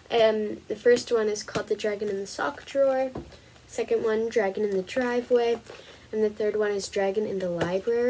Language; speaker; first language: English; native; English